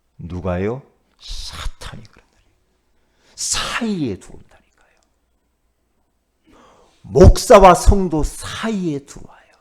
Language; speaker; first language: Korean; native; Korean